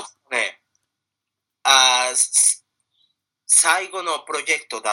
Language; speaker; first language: Japanese; non-native, fluent; Spanish